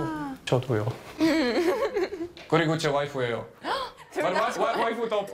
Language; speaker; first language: Korean; non-native, learner; English